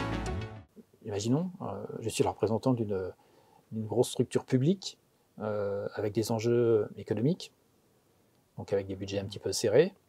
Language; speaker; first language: French; native; French